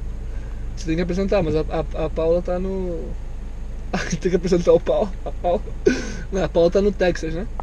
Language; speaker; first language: Portuguese; native; Portuguese